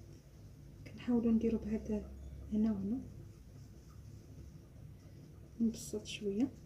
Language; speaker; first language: Arabic; native; Arabic